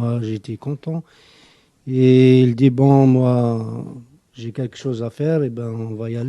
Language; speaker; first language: French; non-native, local second language; Arabic